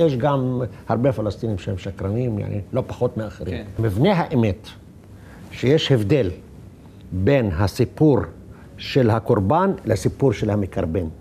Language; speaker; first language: Hebrew; non-native, local second language; Arabic